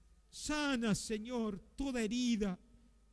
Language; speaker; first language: Spanish; native; Spanish